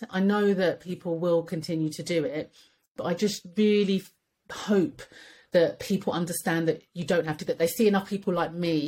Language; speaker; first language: English; native; English